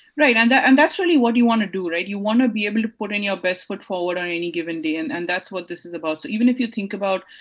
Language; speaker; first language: English; non-native, local second language; Hindi